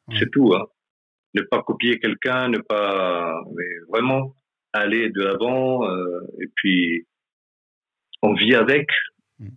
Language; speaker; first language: French; non-native, local second language; Malagasy